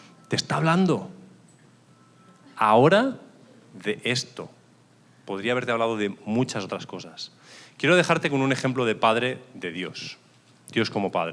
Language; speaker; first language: Spanish; native; Spanish